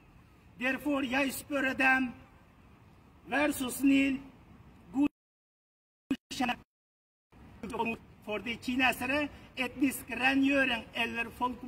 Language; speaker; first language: Norwegian; non-native, learner; Uyghur